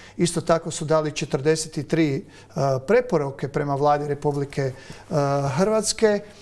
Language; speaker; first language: Croatian; native; Croatian